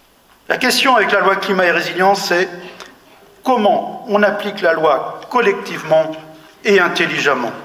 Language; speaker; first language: French; native; French